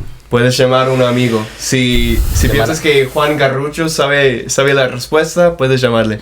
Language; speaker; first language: Spanish; non-native, fluent; English